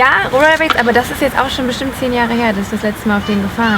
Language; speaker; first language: German; native; German